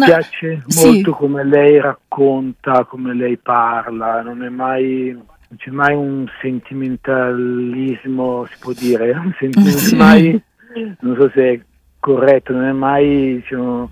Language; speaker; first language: Italian; native; Italian